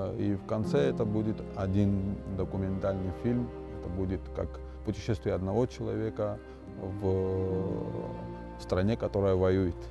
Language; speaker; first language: Russian; non-native, local second language; Georgian